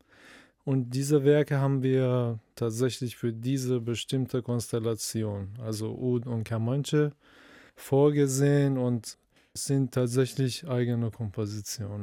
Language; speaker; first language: German; non-native, fluent; Persian